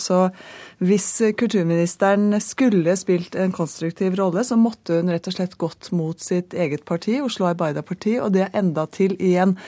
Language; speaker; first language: Norwegian; native; Norwegian